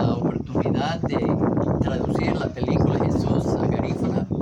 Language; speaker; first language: Spanish; non-native, fluent; English